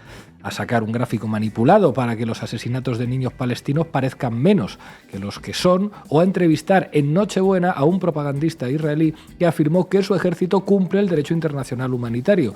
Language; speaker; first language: Spanish; native; Spanish